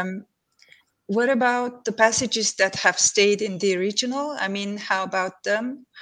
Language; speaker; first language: English; non-native, fluent; Slovenian